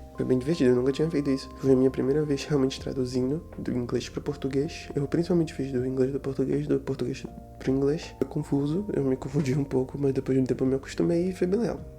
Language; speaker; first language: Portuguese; native; Portuguese